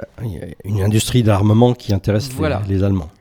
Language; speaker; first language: French; native; French